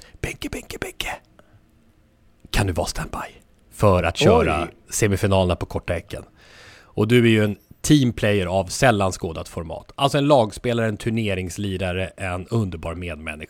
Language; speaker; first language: Swedish; native; Swedish